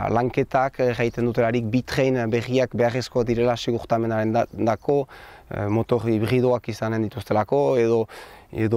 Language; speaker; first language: Basque; native; Basque